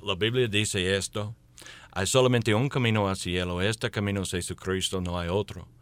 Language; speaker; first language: Spanish; non-native, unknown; English